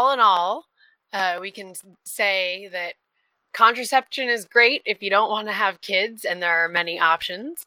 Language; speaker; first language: English; native; English